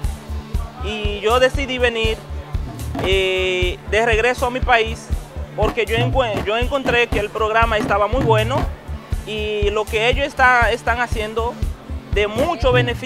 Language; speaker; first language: Spanish; non-native, fluent; Haitian Creole